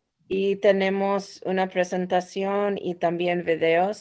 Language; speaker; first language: Spanish; non-native, learner; English